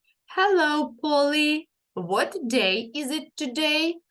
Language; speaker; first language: English; non-native, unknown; Ukrainian